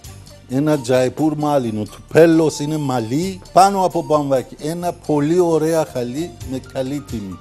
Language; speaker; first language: Greek; non-native, learner; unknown